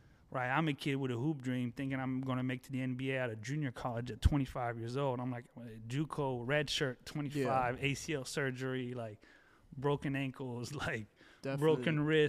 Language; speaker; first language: English; early bilingual, other home language; French